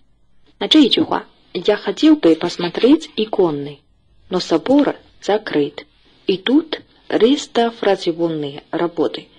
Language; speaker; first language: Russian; non-native, fluent; Chinese